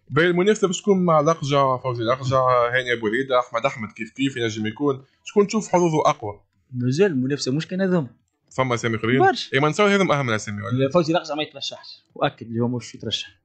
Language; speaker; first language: Arabic; native; Arabic